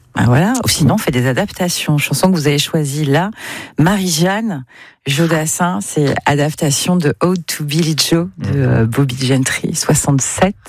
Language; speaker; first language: French; native; French